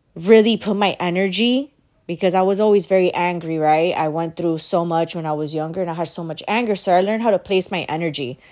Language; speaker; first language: English; native; English